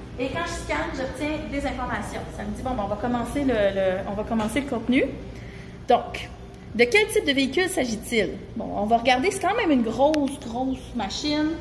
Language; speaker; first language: French; native; French